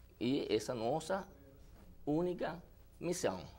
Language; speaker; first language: Portuguese; non-native, learner; Spanish